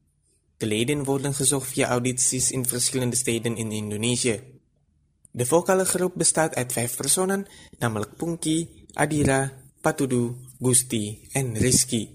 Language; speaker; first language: Dutch; non-native, fluent; Indonesian